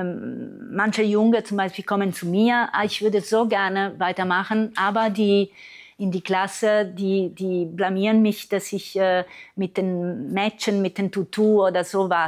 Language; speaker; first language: German; non-native, fluent; Italian